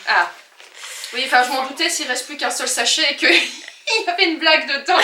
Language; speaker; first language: French; native; French